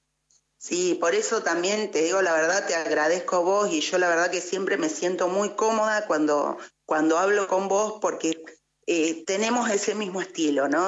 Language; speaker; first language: Spanish; native; Spanish